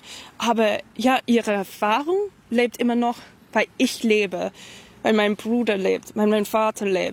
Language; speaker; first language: German; non-native, fluent; English